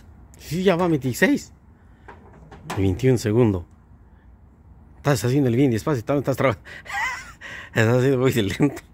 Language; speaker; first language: Spanish; native; Spanish